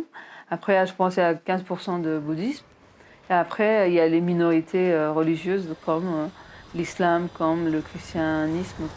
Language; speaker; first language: French; non-native, fluent; Nepali